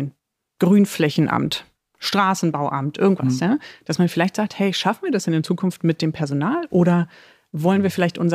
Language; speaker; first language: German; native; German